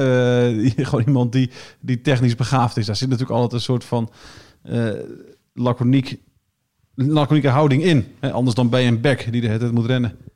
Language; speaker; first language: Dutch; native; Dutch